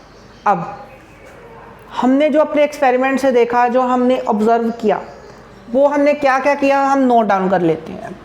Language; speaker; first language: Hindi; non-native, local second language; Punjabi